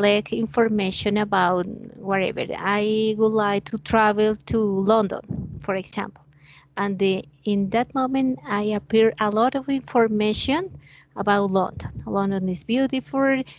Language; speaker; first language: English; non-native, learner; Spanish